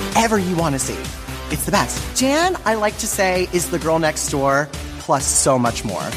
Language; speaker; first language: English; native; English